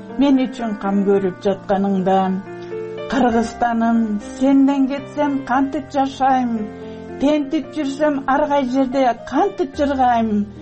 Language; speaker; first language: Kyrgyz; non-native, local second language; Russian